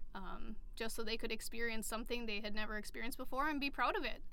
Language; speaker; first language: English; native; English